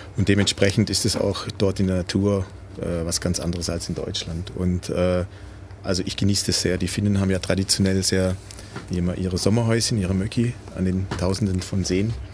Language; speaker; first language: German; native; German